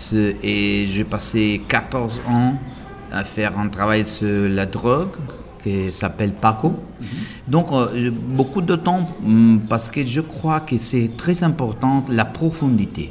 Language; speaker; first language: French; non-native, learner; Italian